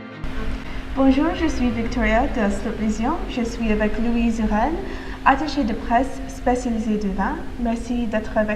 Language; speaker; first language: French; non-native, fluent; English